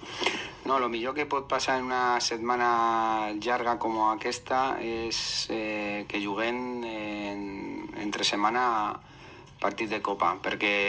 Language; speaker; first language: Catalan; non-native, local second language; Spanish